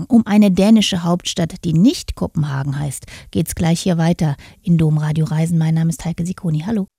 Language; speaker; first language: German; native; German